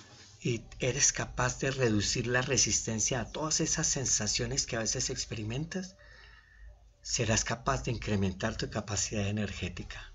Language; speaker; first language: Spanish; native; Spanish